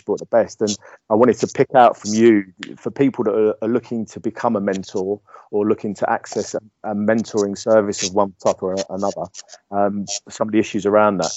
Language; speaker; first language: English; native; English